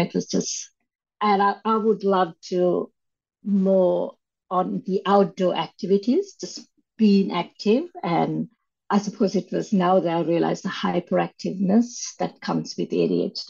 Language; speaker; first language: English; non-native, local second language; Sinhala